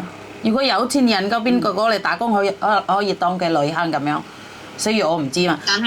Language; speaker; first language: Cantonese; non-native, fluent; Javanese